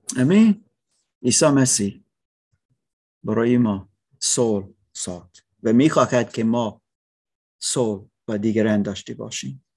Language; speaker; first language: Persian; non-native, learner; English